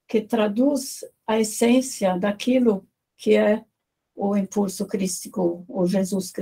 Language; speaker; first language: Portuguese; non-native, fluent; German